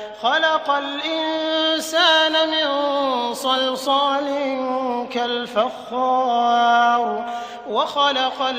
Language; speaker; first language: Arabic; native; Arabic